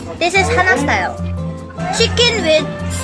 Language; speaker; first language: English; non-native, learner; Thai